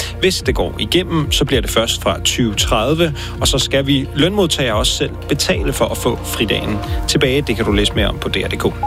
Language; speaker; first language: Danish; native; Danish